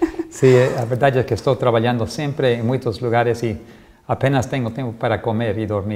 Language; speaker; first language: Portuguese; non-native, fluent; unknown